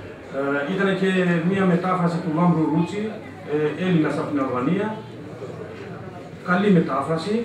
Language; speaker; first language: Greek; non-native, fluent; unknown